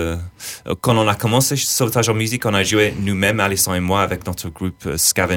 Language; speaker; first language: French; non-native, fluent; English